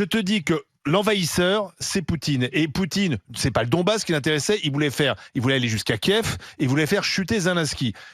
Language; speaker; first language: French; native; French